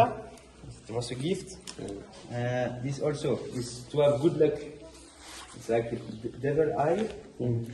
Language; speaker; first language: English; non-native, learner; Dutch